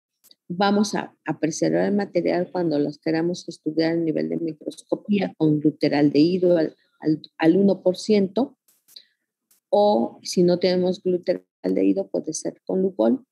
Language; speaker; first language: Spanish; native; Spanish